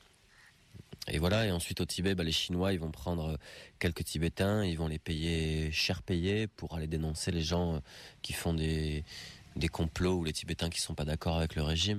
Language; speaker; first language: French; native; French